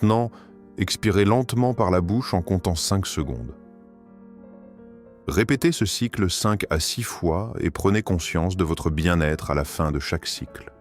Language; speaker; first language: French; native; French